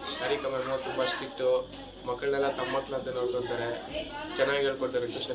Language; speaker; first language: Kannada; native; Kannada